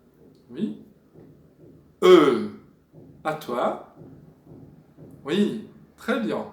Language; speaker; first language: French; non-native, fluent; Portuguese